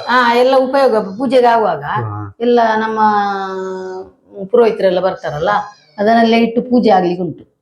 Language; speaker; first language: Kannada; non-native, local second language; Tulu